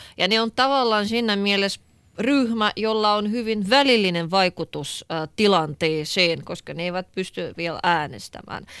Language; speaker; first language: Finnish; non-native, fluent; Russian